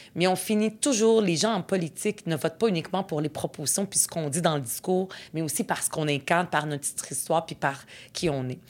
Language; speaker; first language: French; early bilingual, other home language; Arabic